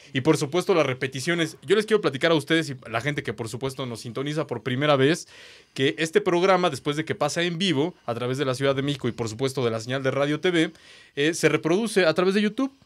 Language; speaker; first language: Spanish; native; Spanish